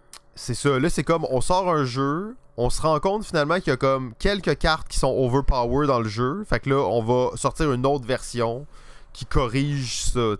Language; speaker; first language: French; native; French